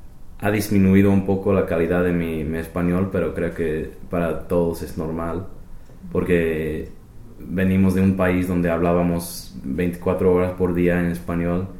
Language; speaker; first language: Spanish; non-native, fluent; English